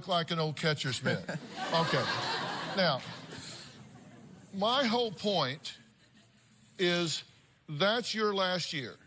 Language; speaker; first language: English; native; English